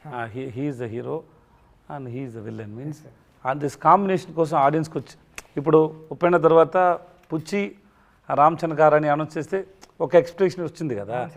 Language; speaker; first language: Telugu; non-native, learner; Tamil